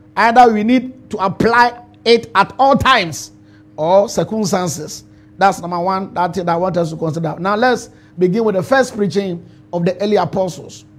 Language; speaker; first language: English; non-native, local second language; Ewe